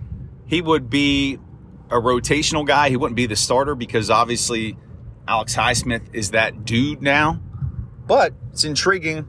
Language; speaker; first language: English; native; English